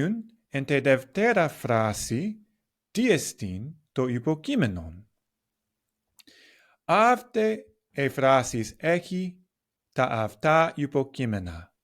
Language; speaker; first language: Greek; non-native, learner; English